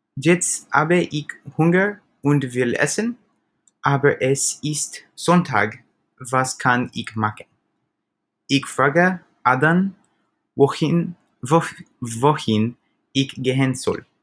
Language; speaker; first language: German; non-native, learner; English